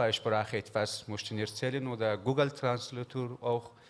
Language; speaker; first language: German; non-native, learner; Persian